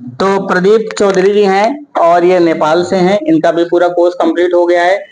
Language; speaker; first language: Hindi; native; Hindi